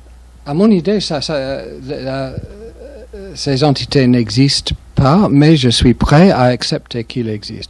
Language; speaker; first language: French; non-native, fluent; English